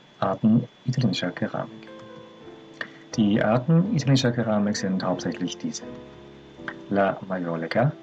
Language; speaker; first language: German; native; German